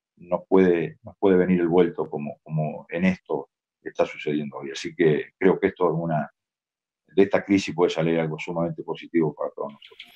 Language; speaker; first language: Spanish; native; Spanish